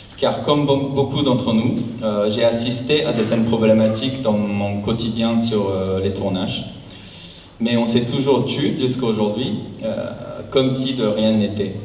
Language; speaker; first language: French; non-native, fluent; Japanese